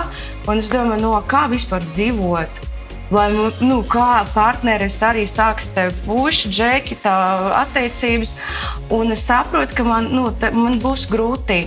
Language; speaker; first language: Latvian; non-native, local second language; Russian